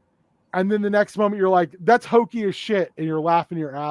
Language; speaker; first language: English; native; English